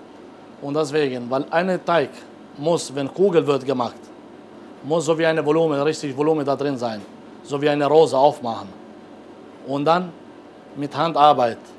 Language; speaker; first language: German; non-native, learner; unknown